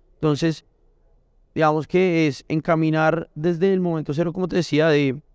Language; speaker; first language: Spanish; native; Spanish